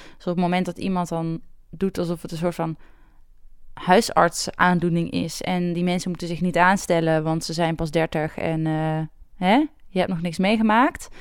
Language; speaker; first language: Dutch; native; Dutch